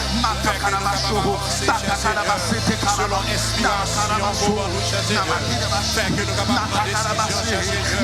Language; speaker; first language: French; non-native, local second language; Haitian Creole